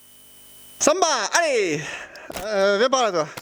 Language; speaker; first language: French; native; French